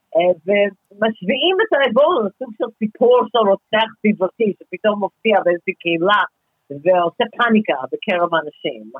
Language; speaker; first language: Hebrew; non-native, fluent; English